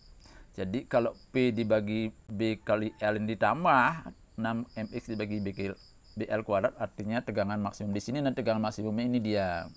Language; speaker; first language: Indonesian; native; Indonesian